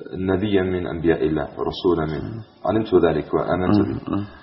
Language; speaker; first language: Arabic; non-native, fluent; English